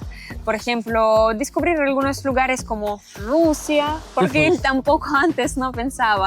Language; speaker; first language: Spanish; non-native, learner; Russian